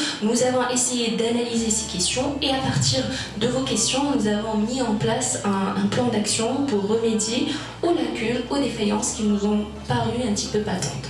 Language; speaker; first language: French; non-native, local second language; Arabic